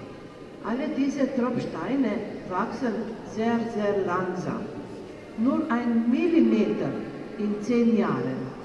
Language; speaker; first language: German; non-native, fluent; Slovenian